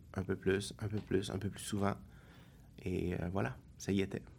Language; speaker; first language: French; native; French